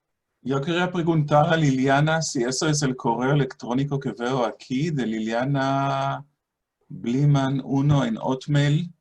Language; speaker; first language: Spanish; non-native, fluent; Hebrew